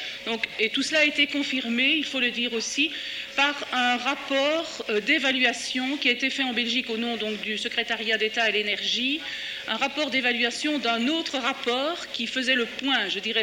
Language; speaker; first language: French; native; French